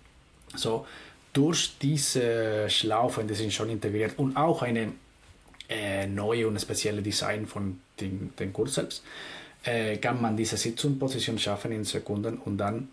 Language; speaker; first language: German; non-native, fluent; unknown